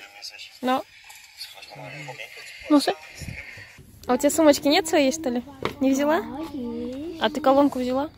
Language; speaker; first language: Russian; native; Russian